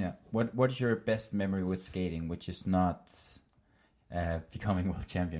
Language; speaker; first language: English; non-native, fluent; Danish